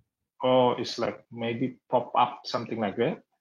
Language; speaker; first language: English; non-native, learner; Indonesian